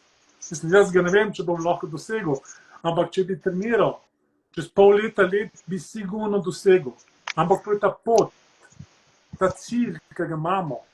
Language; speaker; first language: Slovenian; early bilingual, heritage; Slovenian